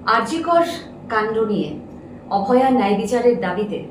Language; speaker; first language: Bangla; native; Bangla